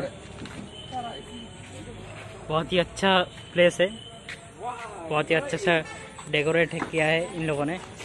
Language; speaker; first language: Hindi; non-native, local second language; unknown